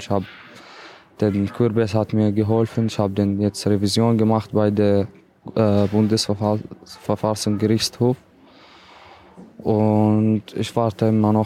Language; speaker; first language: German; non-native, learner; Arabic